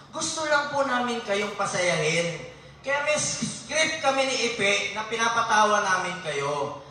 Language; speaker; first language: Filipino; native; Filipino